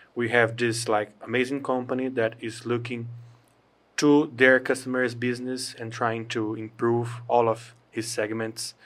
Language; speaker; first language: English; non-native, fluent; Portuguese